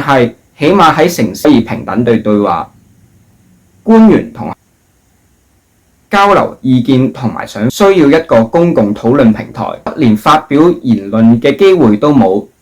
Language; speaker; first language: Cantonese; native; Cantonese